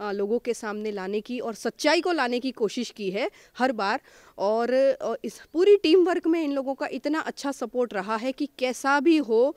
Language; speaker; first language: Hindi; native; Hindi